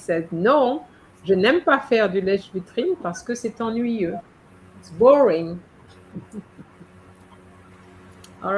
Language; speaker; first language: French; non-native, fluent; English